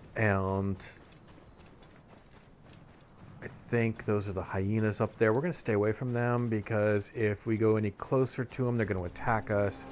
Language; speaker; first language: English; native; English